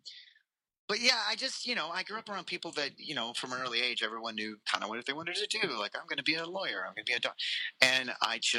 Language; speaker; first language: English; native; English